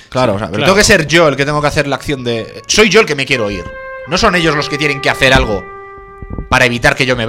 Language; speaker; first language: Spanish; native; Spanish